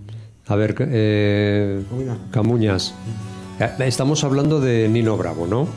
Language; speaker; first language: Spanish; native; Spanish